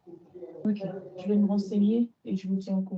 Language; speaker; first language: French; native; French